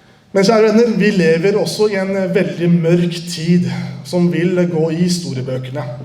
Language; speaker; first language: Norwegian; early bilingual, other home language; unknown